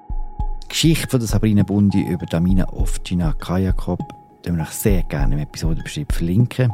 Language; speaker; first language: German; native; German